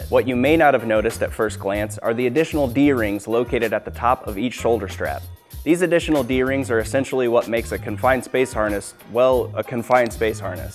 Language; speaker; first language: English; native; English